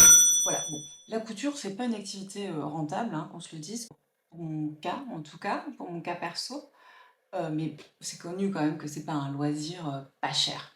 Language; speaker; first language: French; native; French